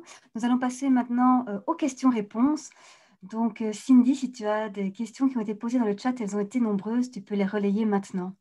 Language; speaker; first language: French; native; French